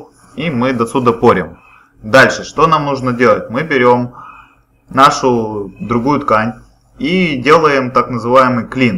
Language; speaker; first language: Russian; native; Russian